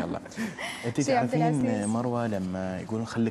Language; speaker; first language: Arabic; native; Arabic